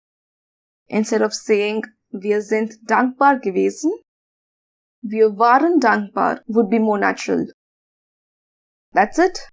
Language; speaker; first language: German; non-native, fluent; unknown